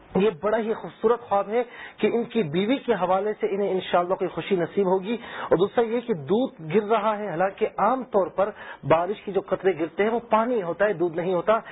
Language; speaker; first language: Urdu; native; Urdu